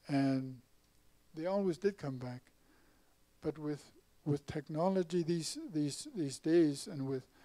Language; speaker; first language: English; native; English